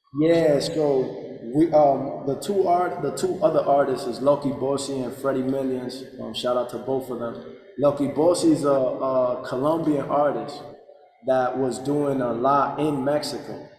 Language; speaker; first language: English; early bilingual, other home language; Spanish